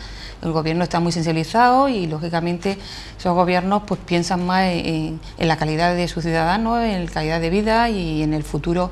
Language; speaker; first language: Spanish; native; Spanish